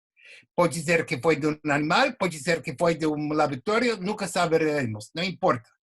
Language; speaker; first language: Portuguese; non-native, fluent; English